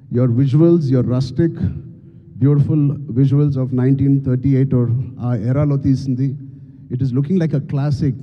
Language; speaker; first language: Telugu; native; Telugu